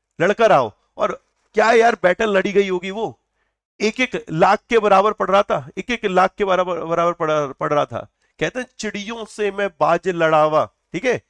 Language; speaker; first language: Hindi; native; Hindi